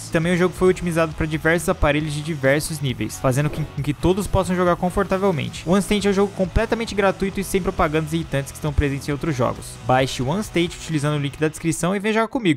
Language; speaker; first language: Portuguese; native; Portuguese